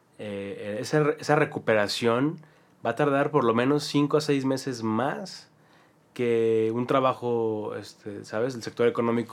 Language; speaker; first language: Spanish; native; Spanish